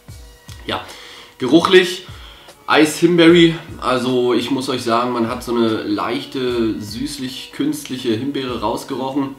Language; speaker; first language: German; native; German